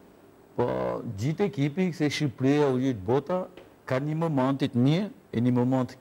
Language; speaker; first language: Albanian; non-native, learner; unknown